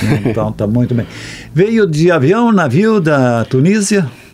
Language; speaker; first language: Portuguese; native; Portuguese